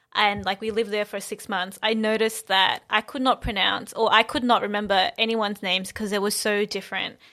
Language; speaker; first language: English; native; English